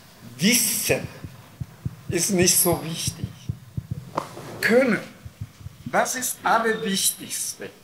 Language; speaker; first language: German; non-native, learner; Japanese